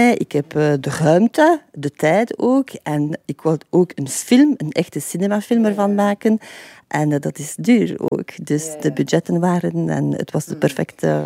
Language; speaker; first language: Dutch; non-native, fluent; French